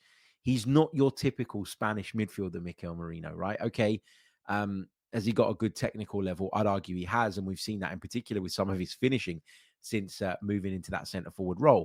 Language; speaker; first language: English; native; English